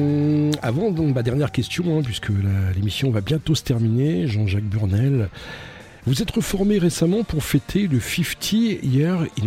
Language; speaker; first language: French; native; French